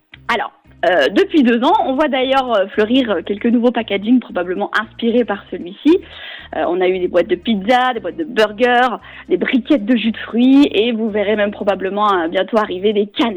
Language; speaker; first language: French; native; French